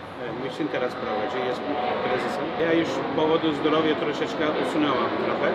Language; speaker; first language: Polish; non-native, learner; Turkish